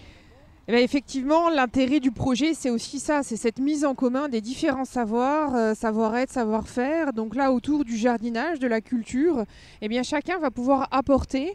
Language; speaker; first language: French; native; French